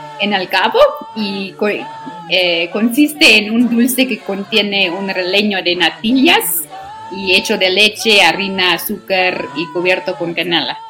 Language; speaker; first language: Spanish; non-native, learner; Afrikaans